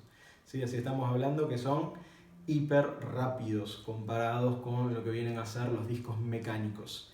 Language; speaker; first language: Spanish; native; Spanish